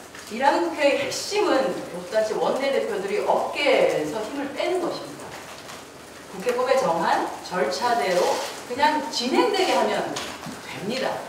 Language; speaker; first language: Korean; native; Korean